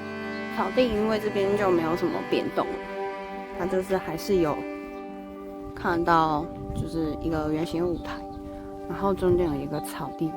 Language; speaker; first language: Chinese; native; Chinese